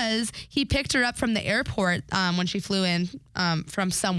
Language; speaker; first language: English; native; English